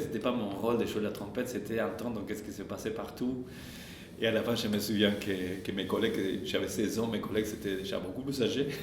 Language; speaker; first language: French; non-native, fluent; Spanish